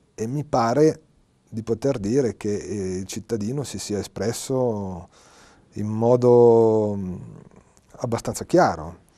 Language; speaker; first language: Italian; native; Italian